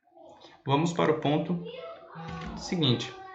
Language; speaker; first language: Portuguese; native; Portuguese